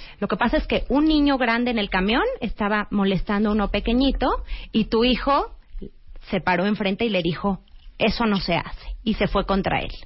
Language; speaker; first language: Spanish; native; Spanish